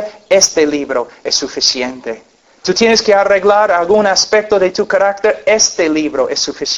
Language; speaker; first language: Spanish; non-native, fluent; English